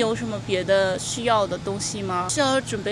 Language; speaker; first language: Chinese; non-native, learner; Korean